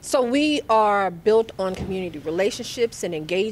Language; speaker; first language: English; native; English